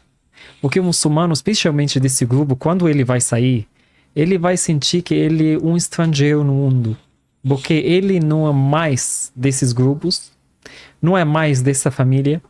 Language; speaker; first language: Portuguese; non-native, fluent; Arabic